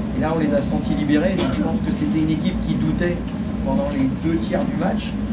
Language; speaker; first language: French; native; French